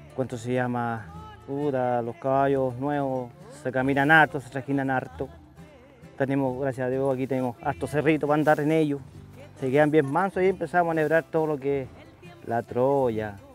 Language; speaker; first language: Spanish; native; Spanish